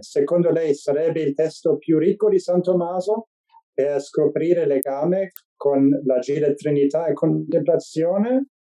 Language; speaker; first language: Italian; non-native, fluent; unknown